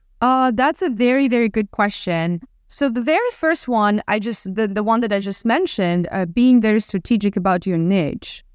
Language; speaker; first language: English; non-native, fluent; Russian